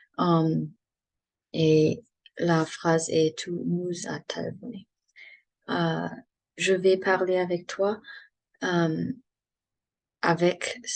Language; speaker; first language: French; non-native, learner; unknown